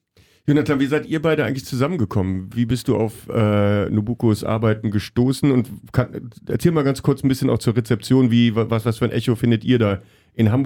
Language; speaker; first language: German; native; German